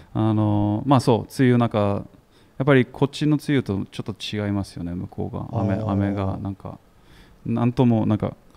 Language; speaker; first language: Japanese; non-native, fluent; English